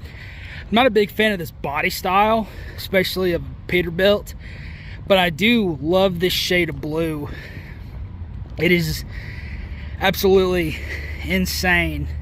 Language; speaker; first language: English; native; English